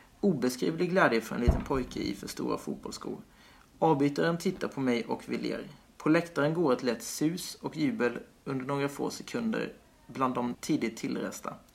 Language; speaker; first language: Swedish; native; Swedish